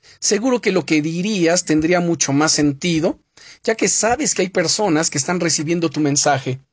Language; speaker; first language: Spanish; native; Spanish